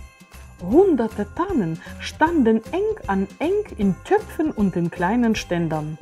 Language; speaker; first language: German; native; German